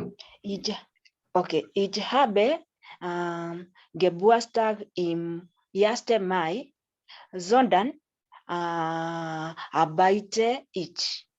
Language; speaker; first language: German; non-native, learner; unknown